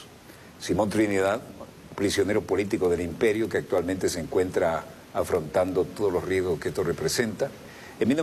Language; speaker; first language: Spanish; native; Spanish